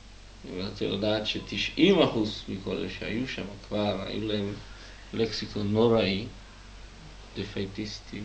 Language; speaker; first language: Hebrew; non-native, fluent; Czech